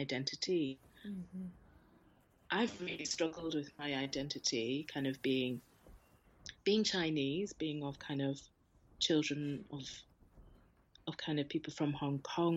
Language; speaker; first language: English; native; English